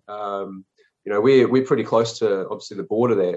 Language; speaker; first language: English; native; English